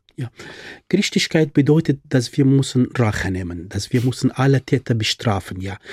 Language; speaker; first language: German; non-native, fluent; Arabic